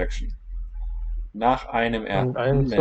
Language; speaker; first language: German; non-native, learner; English